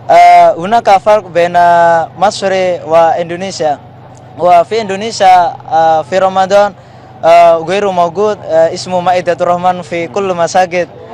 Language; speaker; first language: Arabic; non-native, fluent; Indonesian